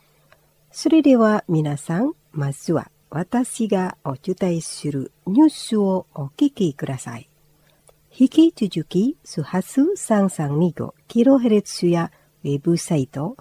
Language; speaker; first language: Japanese; non-native, fluent; Indonesian